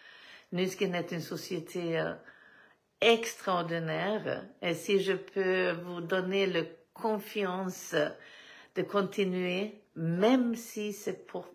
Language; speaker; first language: French; non-native, fluent; Swedish